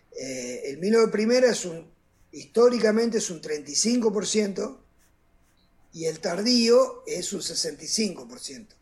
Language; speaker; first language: Spanish; native; Spanish